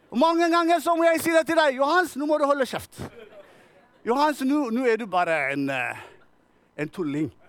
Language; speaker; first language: Norwegian; non-native, fluent; Tigrinya